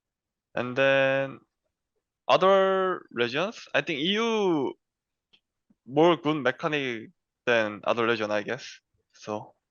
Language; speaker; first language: English; non-native, learner; Korean